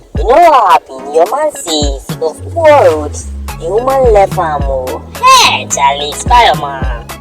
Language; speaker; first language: Nigerian Pidgin; non-native, local second language; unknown